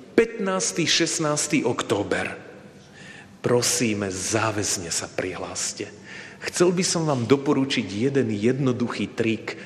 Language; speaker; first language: Slovak; native; Slovak